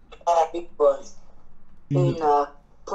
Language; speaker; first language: French; non-native, learner; Chinese